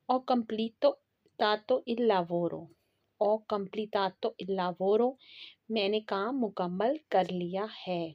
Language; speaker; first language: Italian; non-native, fluent; Urdu